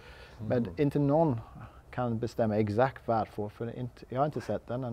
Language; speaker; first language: Swedish; non-native, learner; English